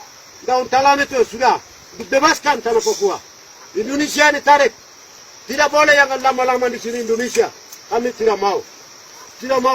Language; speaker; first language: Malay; non-native, local second language; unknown